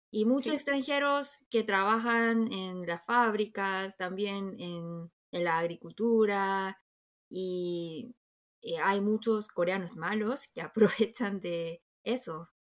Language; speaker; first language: Spanish; early bilingual, other home language; Korean